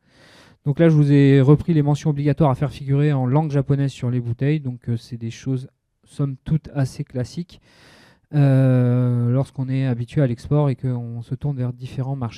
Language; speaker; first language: French; native; French